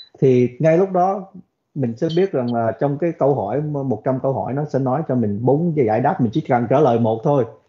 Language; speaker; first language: Vietnamese; early bilingual, other home language; English